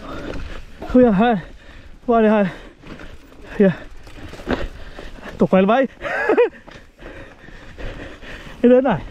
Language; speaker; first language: Norwegian; non-native, learner; Filipino